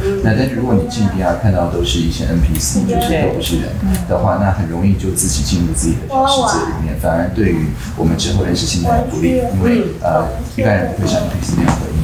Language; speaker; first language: Chinese; native; Chinese